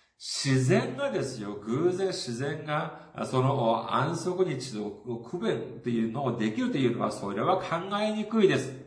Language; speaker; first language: Japanese; non-native, fluent; Korean